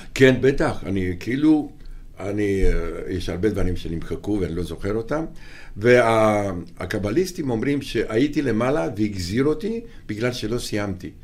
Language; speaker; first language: Hebrew; non-native, fluent; Romanian